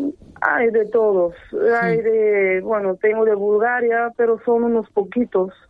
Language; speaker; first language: Spanish; non-native, fluent; Bulgarian